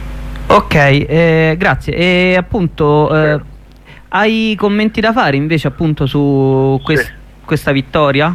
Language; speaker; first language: Italian; native; Italian